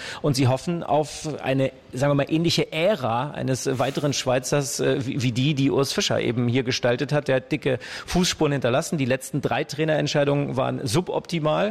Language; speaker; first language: German; native; German